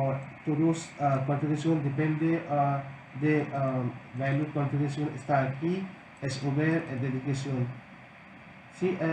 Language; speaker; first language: Spanish; non-native, learner; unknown